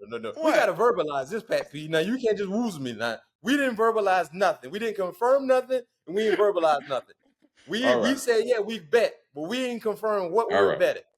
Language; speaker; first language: English; native; English